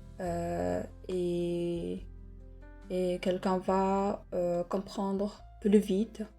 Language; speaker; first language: French; non-native, learner; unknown